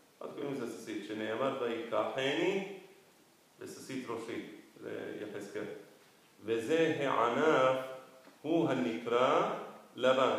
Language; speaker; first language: Hebrew; non-native, fluent; Spanish